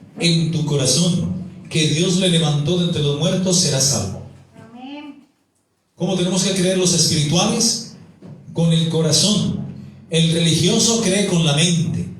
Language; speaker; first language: Spanish; native; Spanish